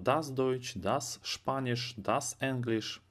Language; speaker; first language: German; non-native, fluent; Russian